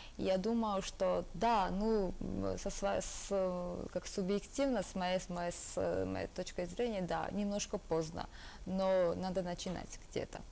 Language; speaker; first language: Russian; non-native, local second language; Georgian